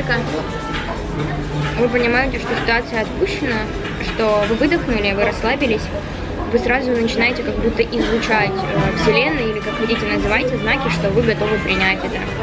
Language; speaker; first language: Russian; native; Russian